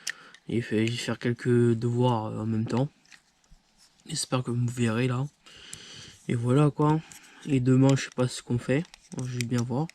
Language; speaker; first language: French; native; French